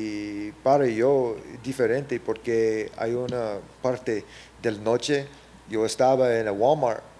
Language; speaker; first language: Spanish; non-native, learner; English